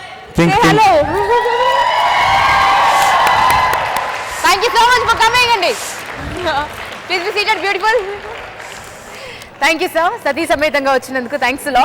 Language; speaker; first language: Telugu; native; Telugu